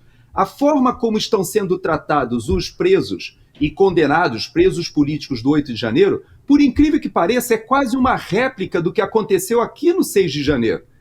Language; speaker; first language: Portuguese; native; Portuguese